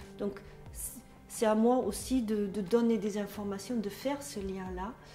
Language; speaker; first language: French; non-native, fluent; German